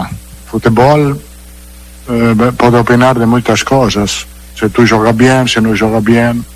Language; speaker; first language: Portuguese; non-native, learner; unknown